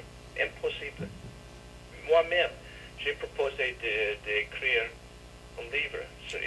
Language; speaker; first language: French; non-native, learner; English